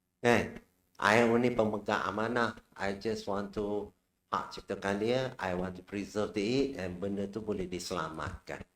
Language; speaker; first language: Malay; non-native, local second language; Chinese